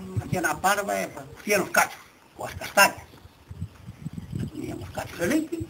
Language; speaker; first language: Galician; native; Galician